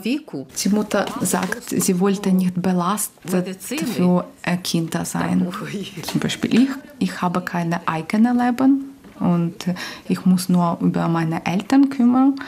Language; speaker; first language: German; non-native, learner; Ukrainian